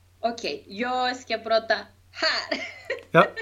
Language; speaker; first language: Swedish; non-native, fluent; Spanish